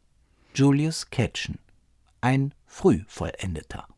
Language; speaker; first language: German; native; German